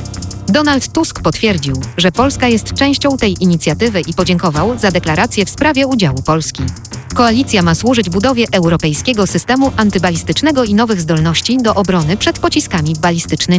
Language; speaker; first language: Polish; native; Polish